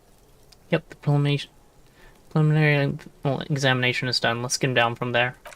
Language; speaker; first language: English; native; English